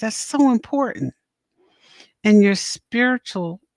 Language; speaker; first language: English; native; English